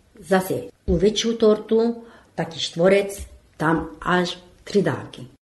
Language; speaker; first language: Slovak; non-native, local second language; Hungarian